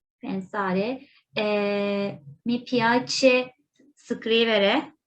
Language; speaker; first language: Italian; non-native, learner; Turkish